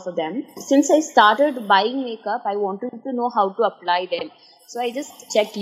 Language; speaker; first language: English; non-native, local second language; Malayalam